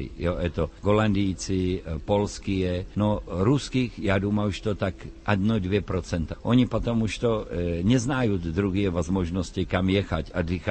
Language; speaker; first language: Russian; non-native, learner; Czech